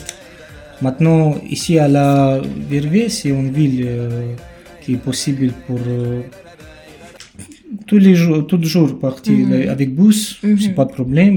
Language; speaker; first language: French; non-native, learner; Romanian